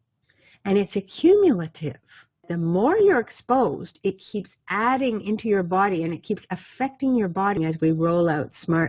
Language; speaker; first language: English; native; English